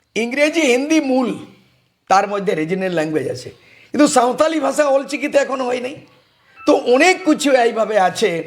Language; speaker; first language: Bangla; non-native, local second language; Santali